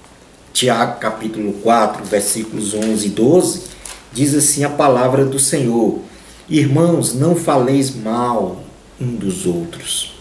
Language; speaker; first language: Portuguese; native; Portuguese